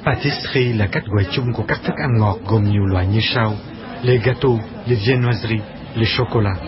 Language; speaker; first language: French; native; French